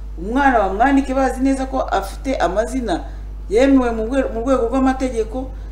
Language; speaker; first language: Kinyarwanda; native; Kinyarwanda